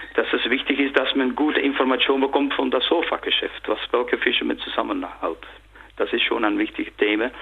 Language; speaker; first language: German; non-native, fluent; Dutch